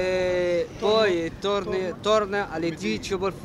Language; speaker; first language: Italian; non-native, learner; Arabic